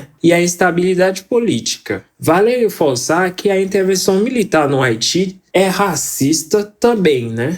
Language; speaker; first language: Portuguese; non-native, fluent; Haitian Creole